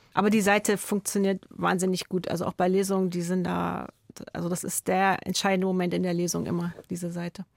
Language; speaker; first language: German; native; German